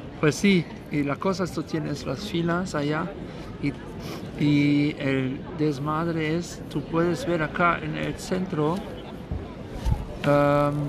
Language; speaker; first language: Spanish; non-native, learner; German